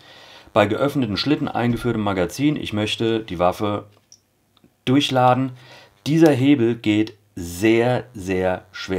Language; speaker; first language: German; native; German